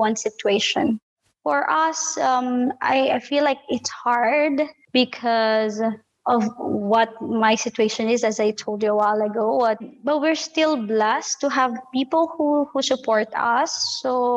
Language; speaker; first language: English; non-native, local second language; Filipino